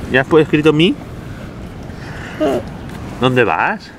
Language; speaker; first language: Spanish; native; Spanish